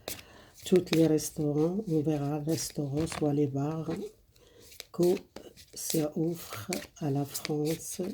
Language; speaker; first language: French; non-native, fluent; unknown